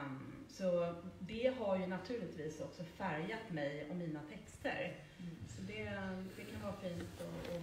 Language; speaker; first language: Swedish; native; Swedish